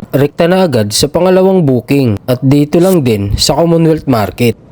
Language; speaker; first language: Filipino; native; Filipino